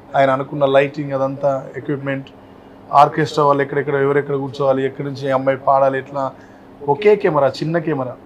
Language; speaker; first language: Telugu; native; Telugu